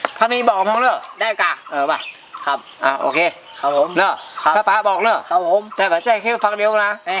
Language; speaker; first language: Thai; native; Thai